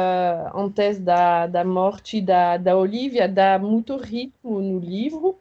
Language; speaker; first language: Portuguese; non-native, fluent; French